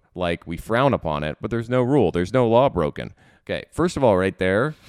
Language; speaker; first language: English; native; English